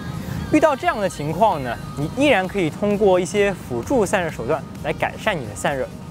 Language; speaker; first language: Chinese; native; Chinese